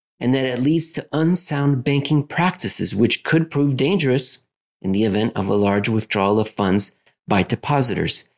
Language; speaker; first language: English; native; English